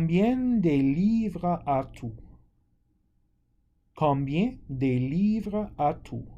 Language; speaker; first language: French; non-native, fluent; English